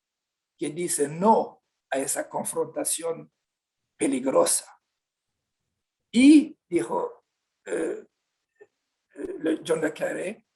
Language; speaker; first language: Spanish; non-native, fluent; Swedish